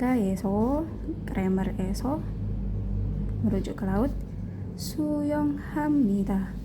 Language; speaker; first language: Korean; non-native, learner; Indonesian